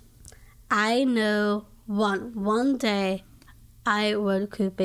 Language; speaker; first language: English; native; English